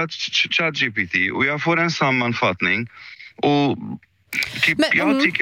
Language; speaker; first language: Swedish; early bilingual, other home language; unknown